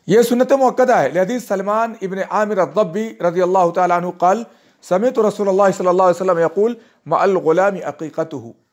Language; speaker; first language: Hindi; native; Hindi